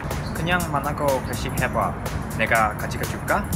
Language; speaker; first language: Korean; non-native, learner; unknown